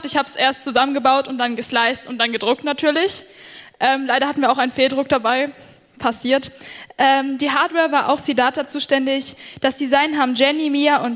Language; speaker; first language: German; native; German